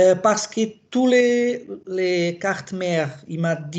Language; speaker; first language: French; non-native, learner; Portuguese